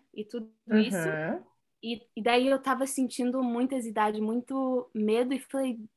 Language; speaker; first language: Portuguese; early bilingual, heritage; Portuguese